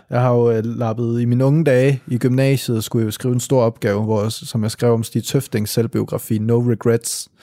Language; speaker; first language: Danish; native; Danish